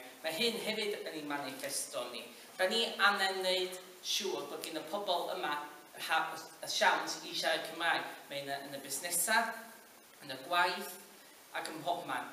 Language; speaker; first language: Welsh; native; Welsh